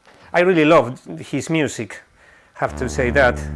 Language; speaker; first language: English; non-native, fluent; Spanish